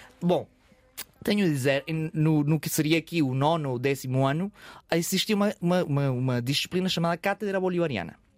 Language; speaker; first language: Portuguese; non-native, fluent; Spanish